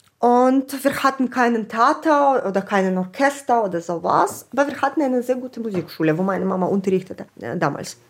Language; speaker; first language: German; non-native, fluent; Ukrainian